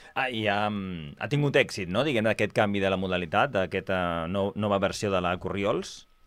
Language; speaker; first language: Catalan; native; Catalan